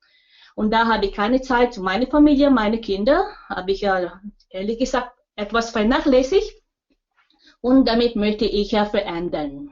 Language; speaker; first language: German; non-native, learner; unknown